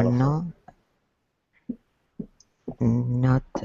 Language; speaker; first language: English; non-native, learner; Spanish